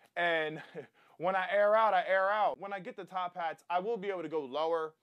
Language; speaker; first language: English; native; English